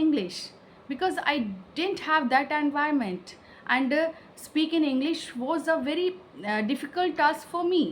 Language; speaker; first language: English; non-native, local second language; Hindi